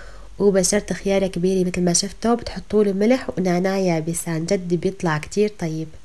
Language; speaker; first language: Arabic; native; Arabic